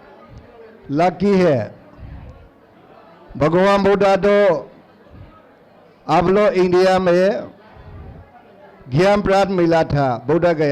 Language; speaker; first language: Hindi; non-native, learner; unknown